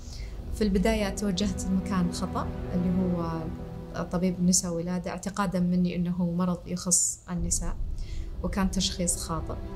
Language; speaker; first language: Arabic; native; Arabic